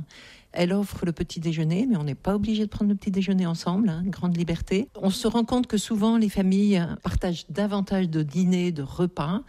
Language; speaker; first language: French; native; French